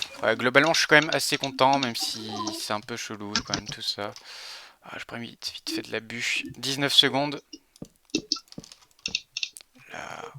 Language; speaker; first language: French; native; French